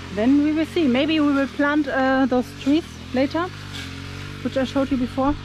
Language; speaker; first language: English; non-native, fluent; German